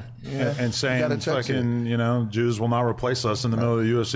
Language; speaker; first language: English; native; English